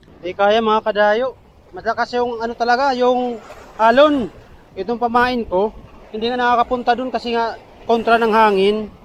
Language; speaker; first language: Filipino; non-native, local second language; Waray